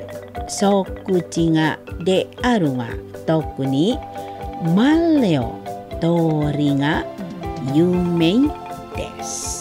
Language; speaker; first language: Japanese; non-native, fluent; Indonesian